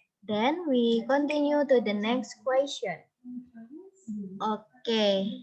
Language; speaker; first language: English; non-native, learner; Indonesian